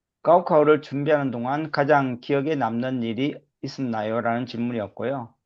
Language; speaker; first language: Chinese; non-native, learner; Korean